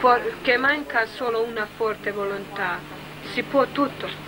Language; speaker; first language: Italian; non-native, learner; Croatian